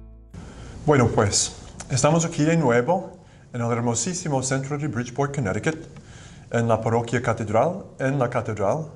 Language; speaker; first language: Spanish; non-native, fluent; English